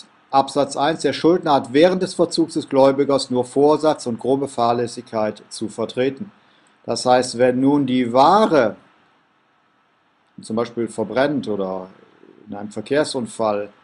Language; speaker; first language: German; native; German